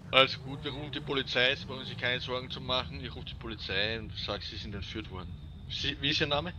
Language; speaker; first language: German; native; German